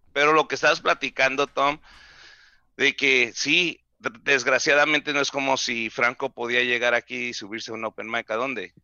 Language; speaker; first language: Spanish; native; Spanish